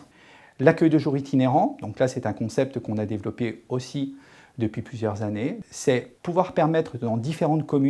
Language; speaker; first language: French; native; French